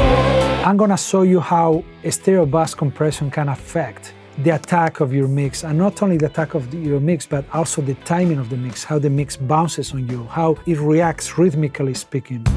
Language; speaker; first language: English; non-native, fluent; Spanish